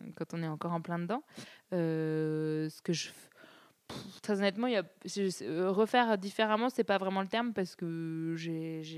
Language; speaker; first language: French; native; French